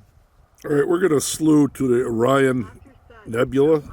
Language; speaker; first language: English; native; English